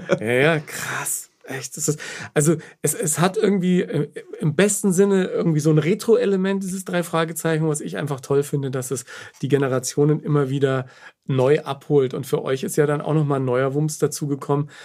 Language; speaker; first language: German; native; German